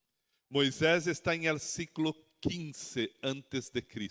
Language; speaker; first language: Spanish; non-native, learner; Portuguese